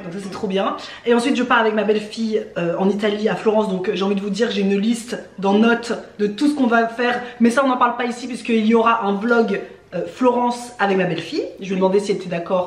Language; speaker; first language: French; native; French